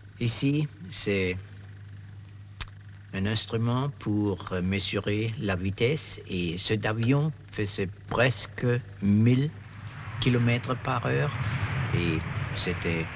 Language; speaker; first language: French; non-native, fluent; German